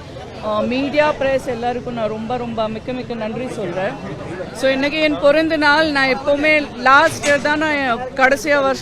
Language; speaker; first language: Tamil; non-native, fluent; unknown